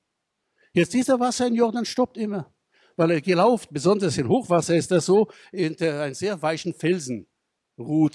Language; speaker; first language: German; non-native, fluent; Hebrew